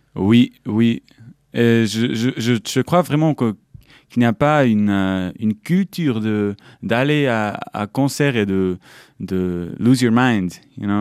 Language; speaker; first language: French; non-native, local second language; German